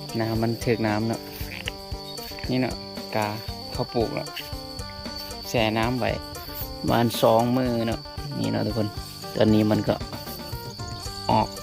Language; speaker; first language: Thai; non-native, local second language; Northeastern Thai